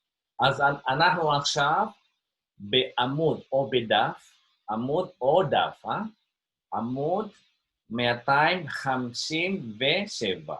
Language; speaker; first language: Hebrew; non-native, fluent; Indonesian